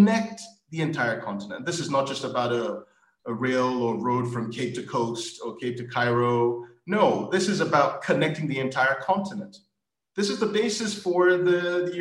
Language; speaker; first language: English; non-native, local second language; Yoruba